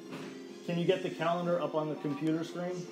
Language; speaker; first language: English; native; English